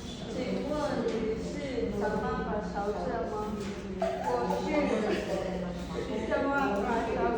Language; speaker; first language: Chinese; non-native, learner; Filipino